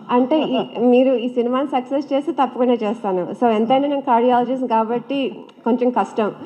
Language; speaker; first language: Telugu; early bilingual, heritage; Telugu